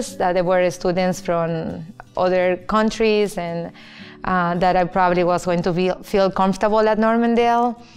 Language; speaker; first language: English; non-native, fluent; Spanish